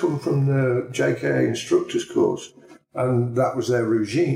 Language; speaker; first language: English; native; English